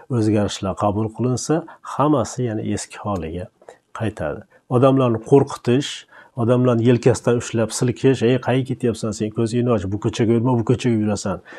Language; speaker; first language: Uzbek; native; Uzbek